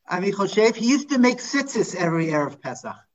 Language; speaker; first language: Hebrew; non-native, fluent; English